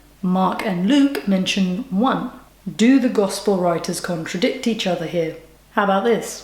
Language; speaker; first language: English; native; English